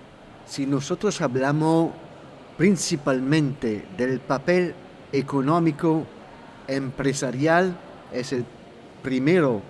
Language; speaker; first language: Spanish; non-native, fluent; Italian